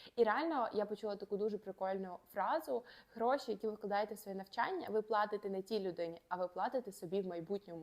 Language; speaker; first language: Ukrainian; native; Ukrainian